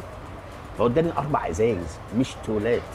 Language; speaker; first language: Arabic; native; Arabic